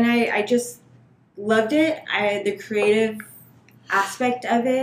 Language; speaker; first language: English; native; English